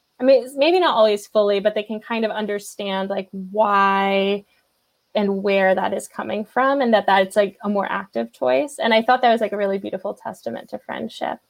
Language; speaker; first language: English; native; English